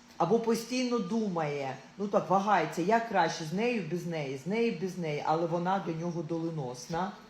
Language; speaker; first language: Ukrainian; non-native, local second language; Russian